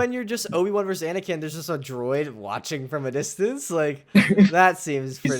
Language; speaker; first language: English; native; English